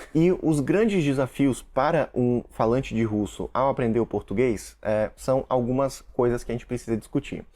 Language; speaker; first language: Portuguese; early bilingual, other home language; Russian